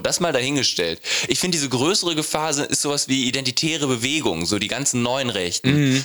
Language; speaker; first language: German; native; German